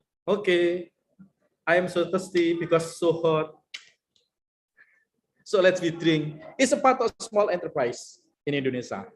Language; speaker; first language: English; non-native, learner; Indonesian